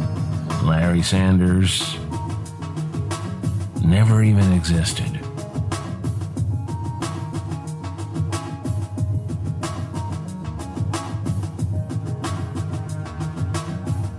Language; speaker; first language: English; native; English